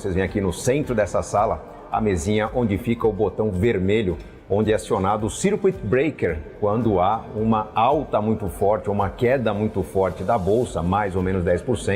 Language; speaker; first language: Portuguese; native; Portuguese